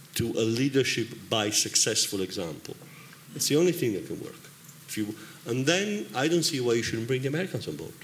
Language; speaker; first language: English; non-native, fluent; Italian